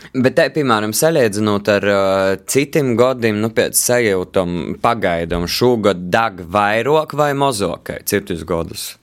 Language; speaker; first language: Latvian; native; Latvian